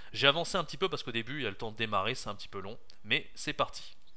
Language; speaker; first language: French; native; French